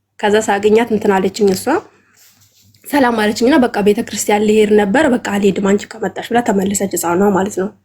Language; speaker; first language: Amharic; non-native, local second language; Oromo